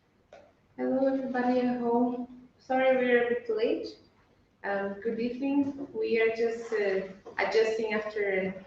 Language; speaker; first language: English; non-native, fluent; Portuguese